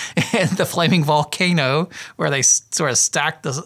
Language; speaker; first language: English; native; English